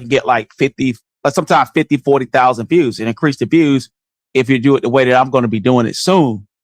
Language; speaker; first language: English; native; English